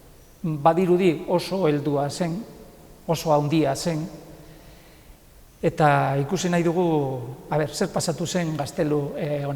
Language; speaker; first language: Basque; non-native, local second language; Spanish